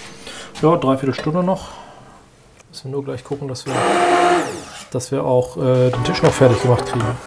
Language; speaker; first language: German; native; German